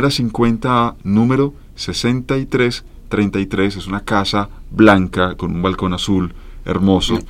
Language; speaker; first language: Spanish; native; Spanish